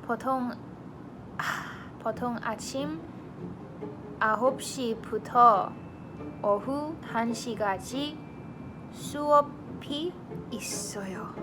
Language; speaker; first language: Korean; non-native, learner; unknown